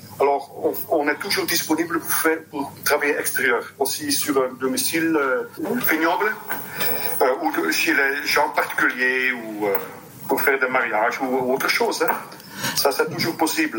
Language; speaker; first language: French; non-native, local second language; Dutch